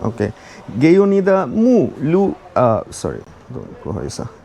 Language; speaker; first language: Chinese; non-native, learner; Bangla